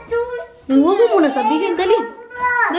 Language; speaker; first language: Filipino; native; Filipino